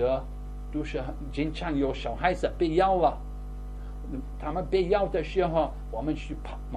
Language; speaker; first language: Chinese; non-native, fluent; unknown